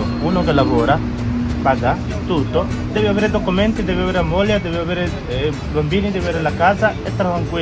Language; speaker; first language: Italian; non-native, learner; Urdu